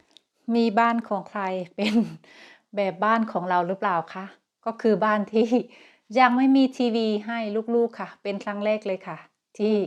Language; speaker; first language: Thai; native; Thai